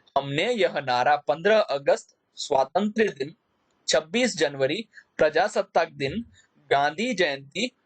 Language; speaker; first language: Hindi; non-native, local second language; Gujarati